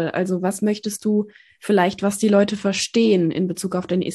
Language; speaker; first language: German; native; German